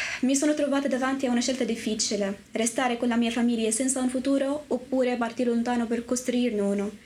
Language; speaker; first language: Italian; non-native, learner; Arabic